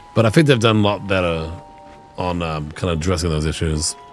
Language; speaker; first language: English; native; English